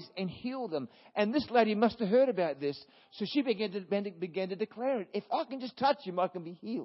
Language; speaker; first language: English; native; English